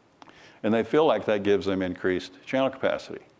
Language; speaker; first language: English; native; English